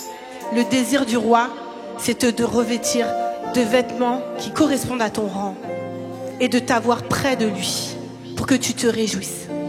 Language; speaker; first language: French; native; French